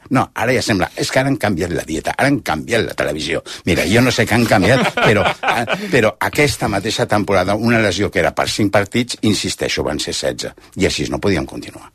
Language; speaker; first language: Catalan; native; Catalan